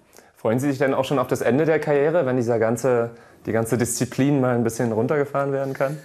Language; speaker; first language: German; native; German